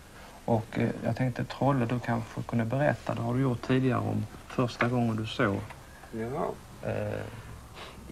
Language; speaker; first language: Swedish; native; Swedish